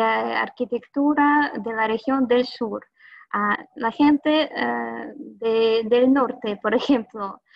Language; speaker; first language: Spanish; non-native, fluent; Russian